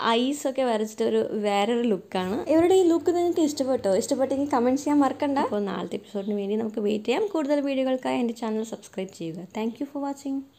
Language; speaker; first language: Malayalam; native; Malayalam